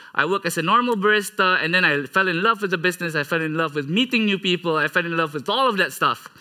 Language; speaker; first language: English; non-native, local second language; Malay